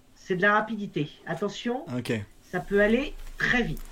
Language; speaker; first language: French; native; French